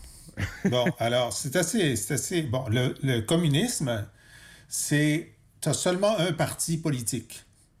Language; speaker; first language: French; native; French